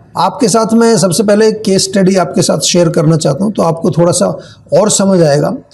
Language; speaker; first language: Hindi; native; Hindi